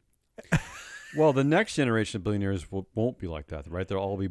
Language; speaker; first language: English; native; English